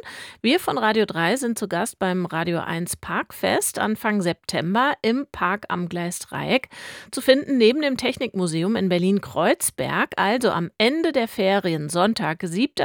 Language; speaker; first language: German; native; German